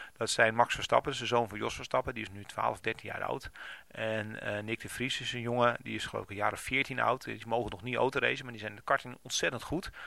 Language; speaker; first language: Dutch; native; Dutch